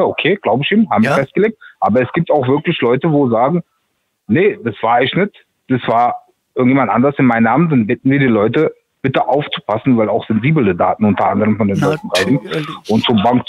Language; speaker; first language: German; native; German